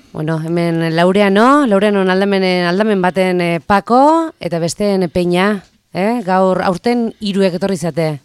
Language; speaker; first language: Basque; native; Basque